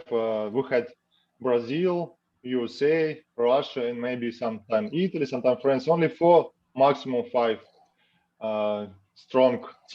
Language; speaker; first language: English; non-native, learner; Russian